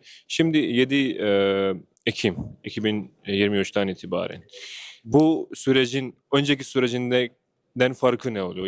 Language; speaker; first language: Turkish; non-native, fluent; Urdu